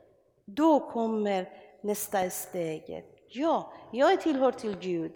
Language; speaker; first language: Swedish; non-native, learner; Persian